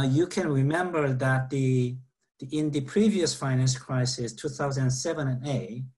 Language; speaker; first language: English; non-native, fluent; Korean